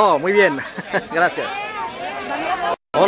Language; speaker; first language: Spanish; non-native, learner; French